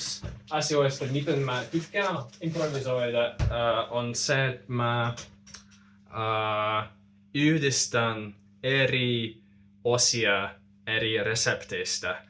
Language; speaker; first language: Finnish; non-native, fluent; Russian